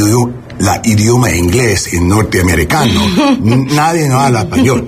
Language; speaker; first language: Spanish; non-native, learner; English